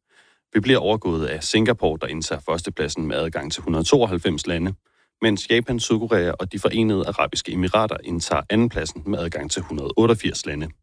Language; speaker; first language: Danish; native; Danish